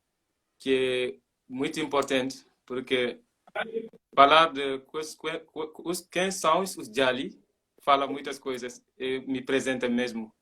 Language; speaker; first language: Portuguese; non-native, learner; Mandingo